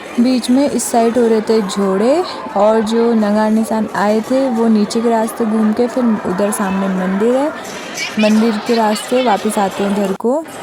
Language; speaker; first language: Hindi; native; Hindi